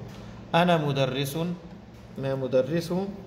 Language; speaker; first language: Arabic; non-native, fluent; Urdu